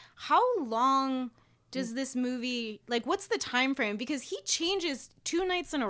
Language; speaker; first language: English; native; English